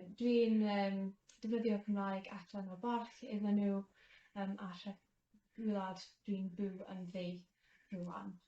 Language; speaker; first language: Welsh; non-native, learner; English